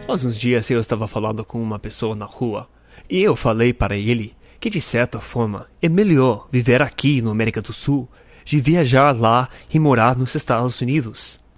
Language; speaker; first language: Portuguese; non-native, fluent; English